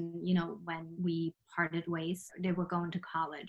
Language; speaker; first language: English; non-native, fluent; German